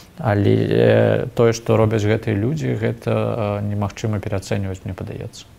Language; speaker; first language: Belarusian; non-native, local second language; Russian